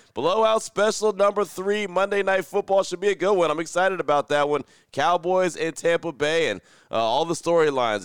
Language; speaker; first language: English; native; English